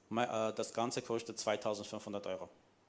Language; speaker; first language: German; non-native, fluent; Armenian